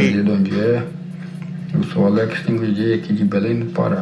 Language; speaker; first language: Portuguese; native; Portuguese